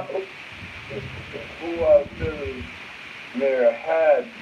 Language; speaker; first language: Arabic; non-native, learner; English